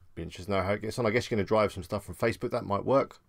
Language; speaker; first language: English; native; English